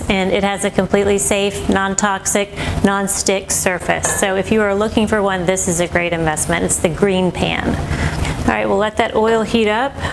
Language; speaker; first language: English; native; English